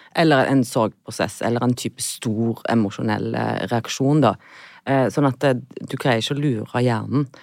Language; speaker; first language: Norwegian; native; Norwegian